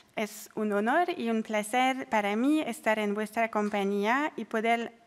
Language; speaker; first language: Spanish; non-native, fluent; French